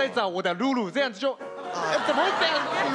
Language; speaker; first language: Chinese; non-native, fluent; Japanese